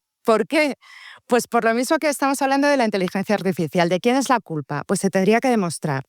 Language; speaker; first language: Spanish; native; Spanish